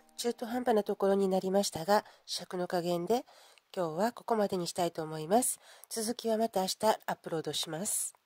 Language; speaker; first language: Japanese; native; Japanese